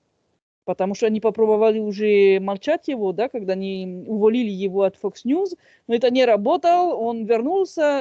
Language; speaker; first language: Russian; non-native, fluent; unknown